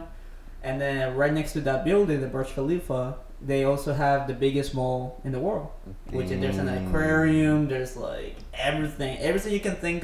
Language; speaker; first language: English; non-native, fluent; Spanish